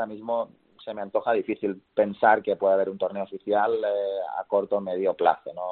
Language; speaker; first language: Spanish; native; Spanish